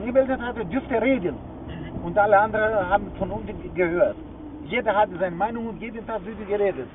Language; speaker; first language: German; non-native, learner; Greek